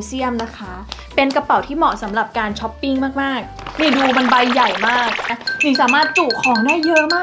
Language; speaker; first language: Thai; native; Thai